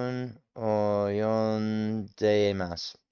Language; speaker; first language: Japanese; non-native, learner; English